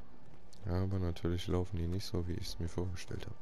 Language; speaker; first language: German; native; German